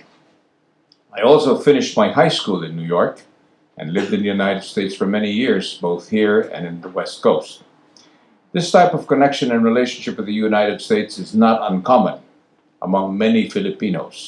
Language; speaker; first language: English; non-native, local second language; Filipino